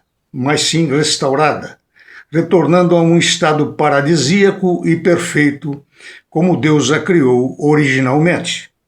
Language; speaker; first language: Portuguese; native; Portuguese